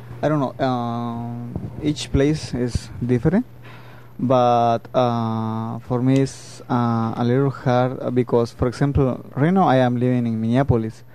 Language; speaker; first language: English; non-native, learner; Spanish